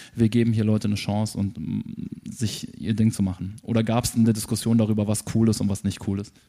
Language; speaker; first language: German; native; German